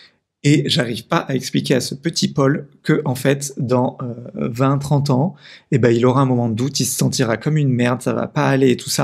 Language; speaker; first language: French; native; French